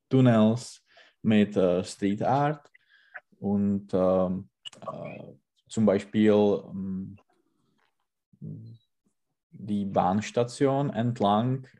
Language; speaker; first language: German; non-native, learner; Czech